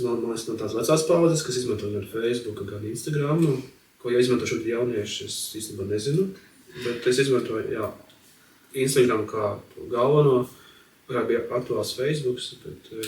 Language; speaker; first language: Latvian; native; Latvian